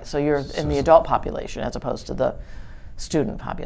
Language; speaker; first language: English; native; English